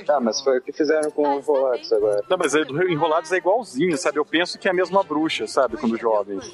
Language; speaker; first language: Portuguese; native; Portuguese